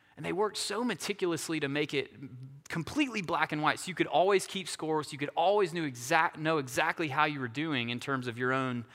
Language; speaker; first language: English; native; English